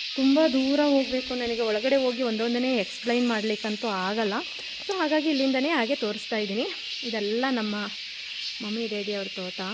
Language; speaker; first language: Kannada; non-native, local second language; Kodava